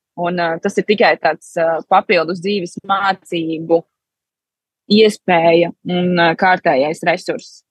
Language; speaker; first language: Latvian; early bilingual, heritage; Latvian